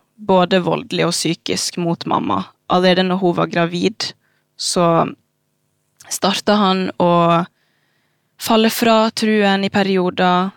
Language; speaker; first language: Norwegian; early bilingual, other home language; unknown